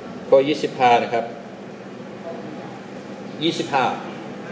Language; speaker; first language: Thai; non-native, fluent; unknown